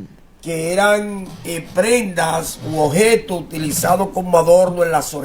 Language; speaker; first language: Spanish; native; Spanish